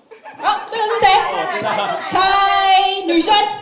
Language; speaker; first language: Chinese; native; Chinese